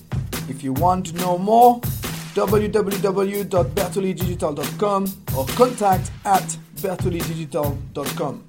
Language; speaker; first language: English; non-native, fluent; French